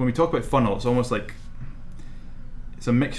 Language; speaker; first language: English; native; English